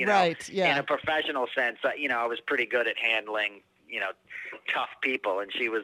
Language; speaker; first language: English; native; English